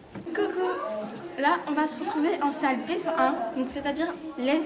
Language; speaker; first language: French; native; French